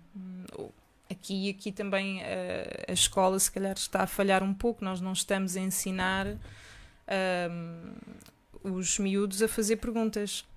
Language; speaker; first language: Portuguese; native; Portuguese